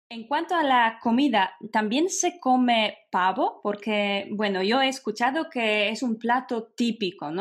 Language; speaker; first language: Spanish; non-native, fluent; Polish